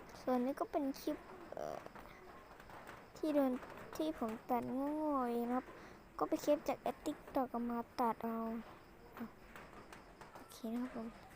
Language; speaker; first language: Thai; native; Thai